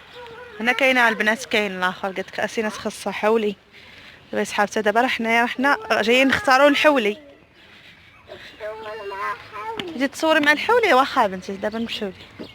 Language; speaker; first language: Arabic; native; Arabic